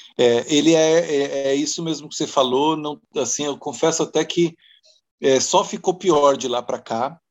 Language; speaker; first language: Portuguese; native; Portuguese